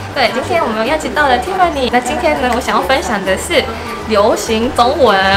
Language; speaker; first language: Chinese; non-native, fluent; Japanese